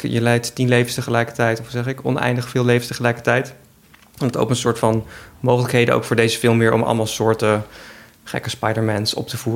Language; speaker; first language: Dutch; native; Dutch